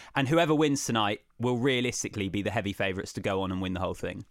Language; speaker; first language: English; native; English